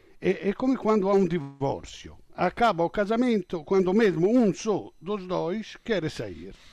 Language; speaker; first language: Portuguese; non-native, fluent; Italian